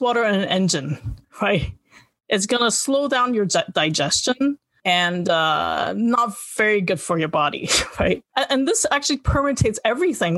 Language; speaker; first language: English; non-native, local second language; Cantonese